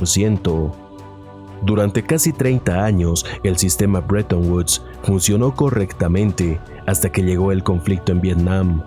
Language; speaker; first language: Spanish; native; Spanish